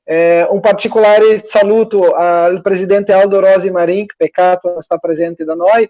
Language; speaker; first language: Italian; non-native, fluent; Portuguese